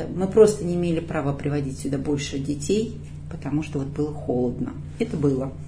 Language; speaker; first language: Russian; native; Russian